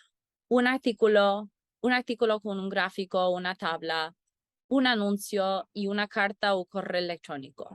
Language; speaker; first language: Spanish; non-native, fluent; English